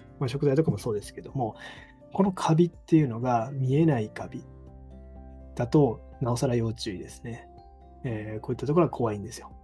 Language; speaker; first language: Japanese; native; Japanese